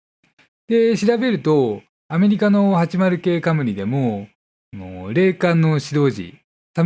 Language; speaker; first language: Japanese; native; Japanese